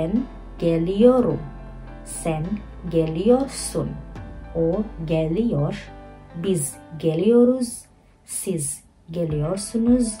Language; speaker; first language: Turkish; non-native, fluent; Indonesian